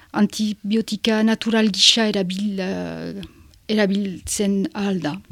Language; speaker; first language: Basque; non-native, local second language; French